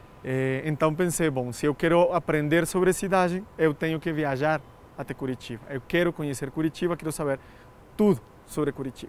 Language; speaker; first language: Portuguese; non-native, fluent; Spanish